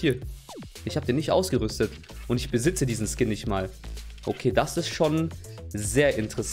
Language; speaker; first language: German; native; German